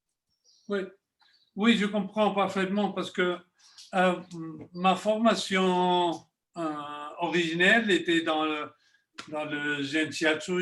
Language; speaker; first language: French; non-native, fluent; Spanish